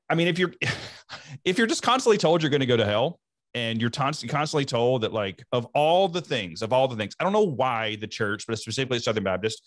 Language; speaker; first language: English; native; English